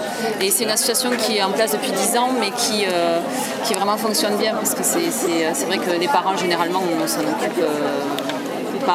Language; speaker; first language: French; native; French